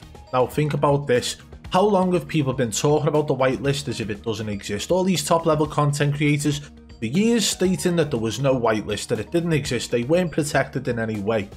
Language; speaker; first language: English; native; English